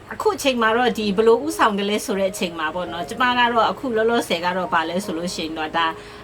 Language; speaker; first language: Burmese; non-native, local second language; Kachin